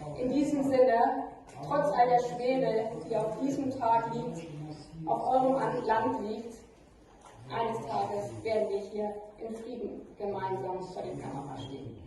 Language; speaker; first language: German; native; German